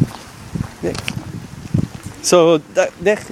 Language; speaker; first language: Japanese; non-native, learner; English